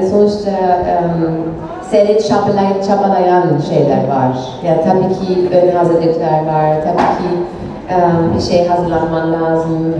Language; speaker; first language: Turkish; non-native, fluent; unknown